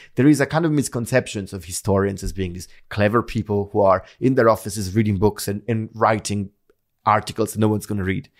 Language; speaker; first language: English; non-native, fluent; Italian